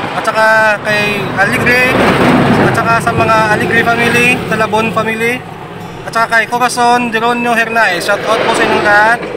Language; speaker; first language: Filipino; non-native, local second language; Hiligaynon